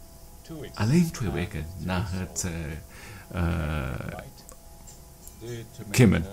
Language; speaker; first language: Dutch; non-native, learner; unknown